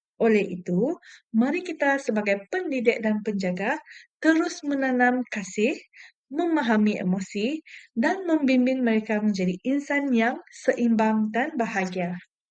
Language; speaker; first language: Malay; non-native, local second language; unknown